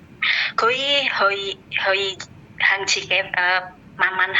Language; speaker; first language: Chinese; non-native, learner; Indonesian